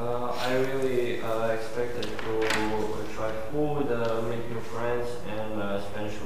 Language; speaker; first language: English; non-native, learner; Croatian